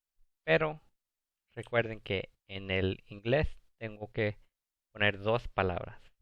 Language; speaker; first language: Spanish; early bilingual, heritage; Spanish